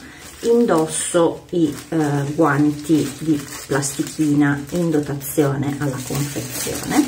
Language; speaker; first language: Italian; native; Italian